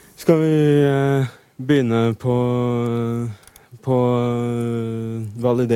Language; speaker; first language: Norwegian; native; Norwegian